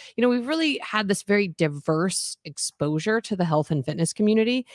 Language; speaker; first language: English; native; English